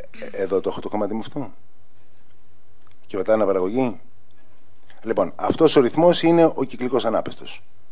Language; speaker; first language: Greek; native; Greek